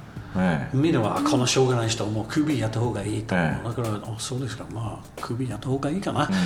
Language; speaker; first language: Japanese; non-native, learner; English